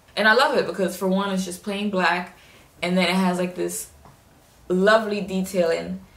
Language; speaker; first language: English; native; English